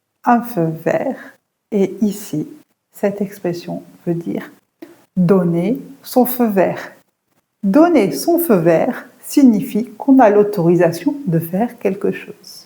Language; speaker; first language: French; native; French